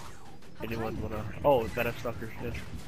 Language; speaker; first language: English; native; English